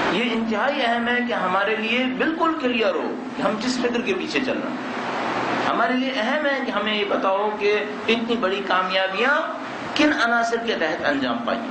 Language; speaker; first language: Urdu; native; Urdu